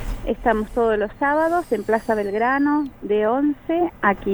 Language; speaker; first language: Spanish; native; Spanish